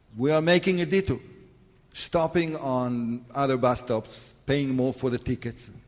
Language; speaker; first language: English; non-native, fluent; Hebrew